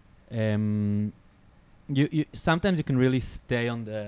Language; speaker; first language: English; non-native, fluent; Hebrew